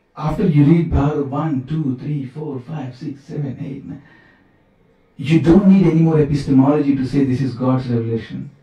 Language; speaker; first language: English; non-native, local second language; Kannada